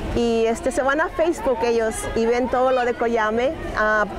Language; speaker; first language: Spanish; early bilingual, heritage; Spanish